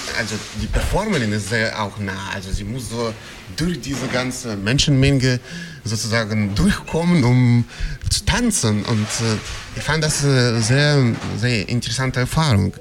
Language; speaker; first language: German; non-native, fluent; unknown